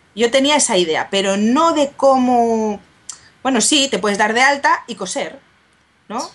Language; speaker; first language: Spanish; native; Spanish